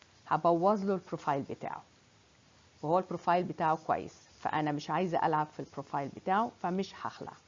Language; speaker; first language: Arabic; native; Arabic